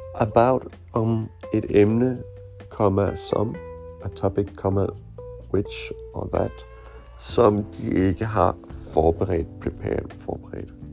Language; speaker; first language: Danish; non-native, fluent; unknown